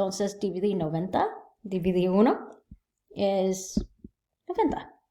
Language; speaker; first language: Spanish; non-native, learner; English